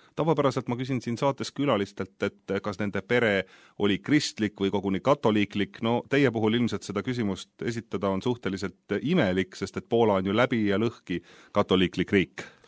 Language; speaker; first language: Estonian; native; Estonian